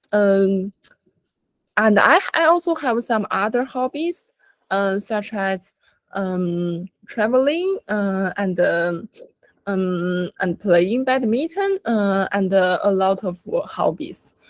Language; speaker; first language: English; non-native, learner; Chinese